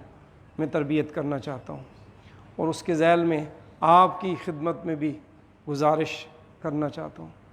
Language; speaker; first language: Urdu; native; Urdu